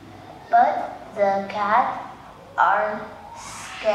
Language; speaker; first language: English; non-native, learner; Vietnamese